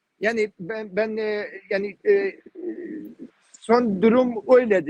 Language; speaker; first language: Turkish; non-native, learner; Kurdish